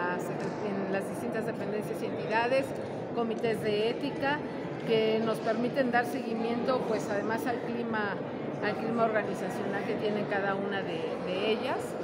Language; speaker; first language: Spanish; native; Spanish